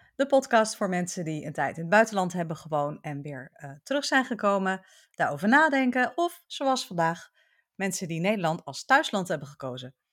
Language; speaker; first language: Dutch; native; Dutch